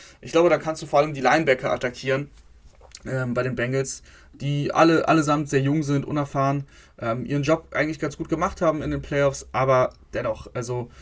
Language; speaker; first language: German; native; German